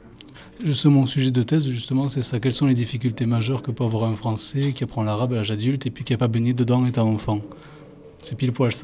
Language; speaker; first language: French; native; French